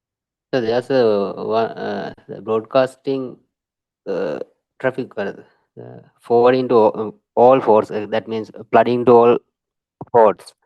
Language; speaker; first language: English; non-native, fluent; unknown